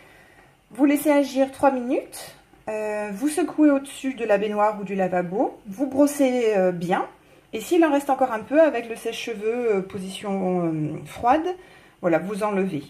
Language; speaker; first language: French; native; French